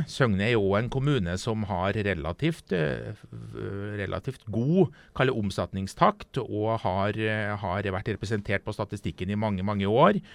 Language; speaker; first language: Norwegian; native; Norwegian